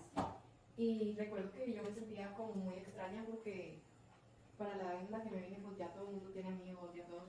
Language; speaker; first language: Spanish; early bilingual, heritage; Spanish